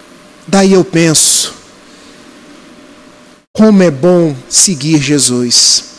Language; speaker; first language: Portuguese; native; Portuguese